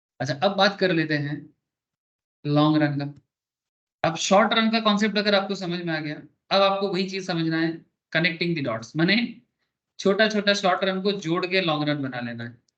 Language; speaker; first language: Hindi; non-native, local second language; Bangla